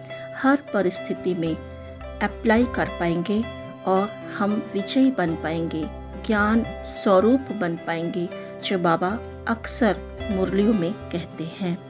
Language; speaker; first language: Hindi; native; Hindi